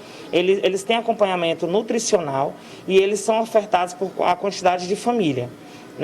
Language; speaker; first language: Portuguese; native; Portuguese